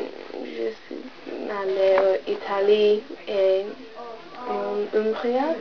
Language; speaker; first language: French; non-native, learner; English